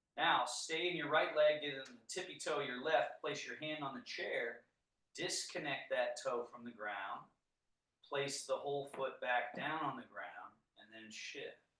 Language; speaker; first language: English; native; English